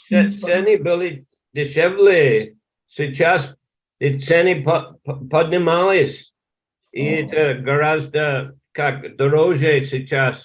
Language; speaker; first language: Russian; non-native, learner; English